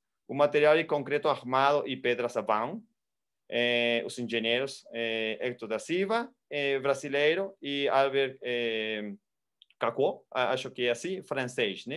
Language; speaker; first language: Portuguese; non-native, fluent; Spanish